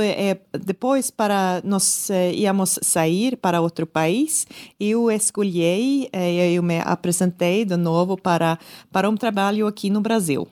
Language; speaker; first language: Portuguese; non-native, learner; Swedish